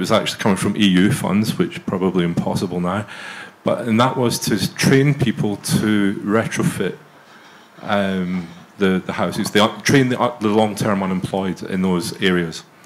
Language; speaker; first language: English; native; English